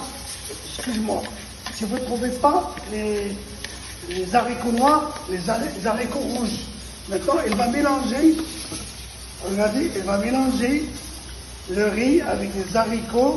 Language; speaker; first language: French; non-native, local second language; Arabic